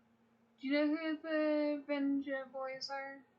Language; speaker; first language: English; native; English